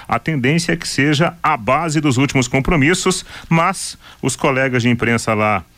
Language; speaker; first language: Portuguese; native; Portuguese